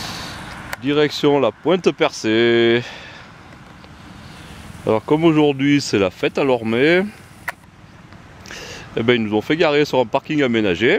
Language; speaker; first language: French; native; French